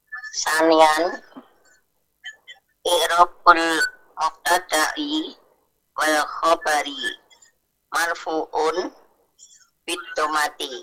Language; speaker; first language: Arabic; non-native, fluent; Indonesian